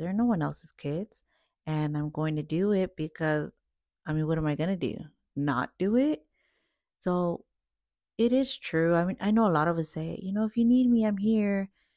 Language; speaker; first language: English; early bilingual, other home language; Spanish